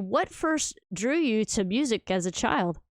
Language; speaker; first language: English; native; English